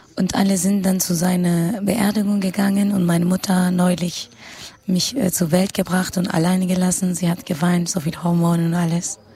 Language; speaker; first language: German; non-native, fluent; Kurdish